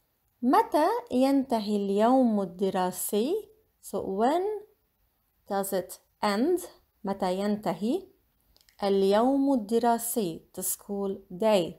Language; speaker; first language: Arabic; non-native, fluent; English